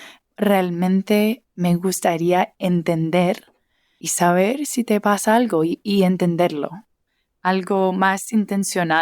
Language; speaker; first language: Spanish; early bilingual, heritage; English